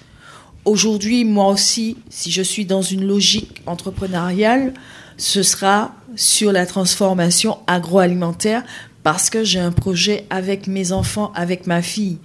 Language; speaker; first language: French; native; French